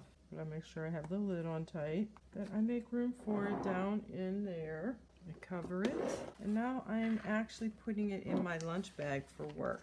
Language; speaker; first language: English; native; English